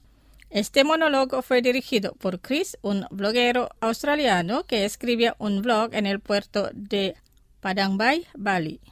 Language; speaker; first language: Spanish; non-native, fluent; Indonesian